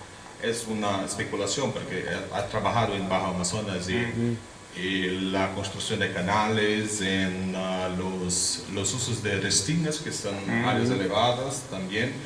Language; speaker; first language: Spanish; non-native, fluent; Portuguese